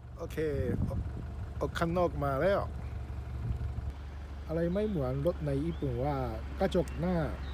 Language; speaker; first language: Thai; native; Thai